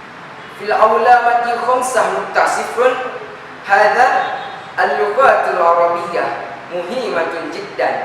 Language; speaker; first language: Arabic; non-native, learner; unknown